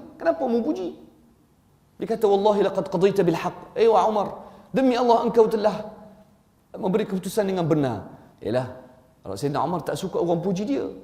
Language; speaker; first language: Malay; non-native, fluent; Arabic